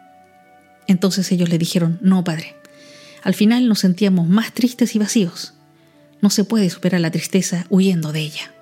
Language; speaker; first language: Spanish; native; Spanish